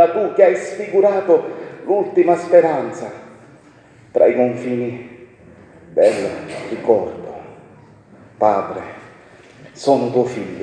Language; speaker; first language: Italian; native; Italian